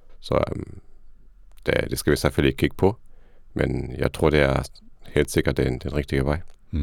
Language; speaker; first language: Danish; non-native, fluent; Luxembourgish